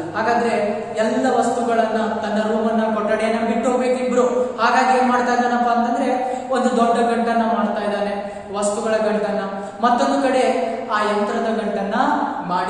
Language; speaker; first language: Kannada; native; Kannada